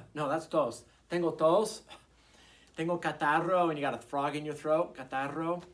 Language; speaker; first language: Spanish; non-native, fluent; English